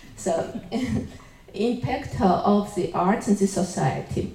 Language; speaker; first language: English; non-native, fluent; Georgian